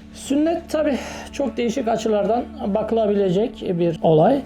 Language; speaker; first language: Turkish; native; Turkish